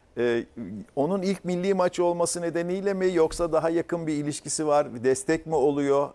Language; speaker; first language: Turkish; native; Turkish